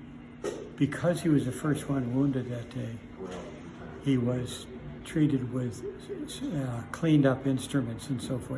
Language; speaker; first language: English; native; English